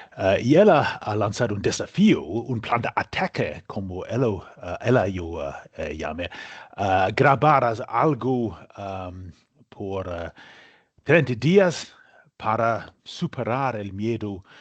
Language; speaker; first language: Spanish; non-native, learner; English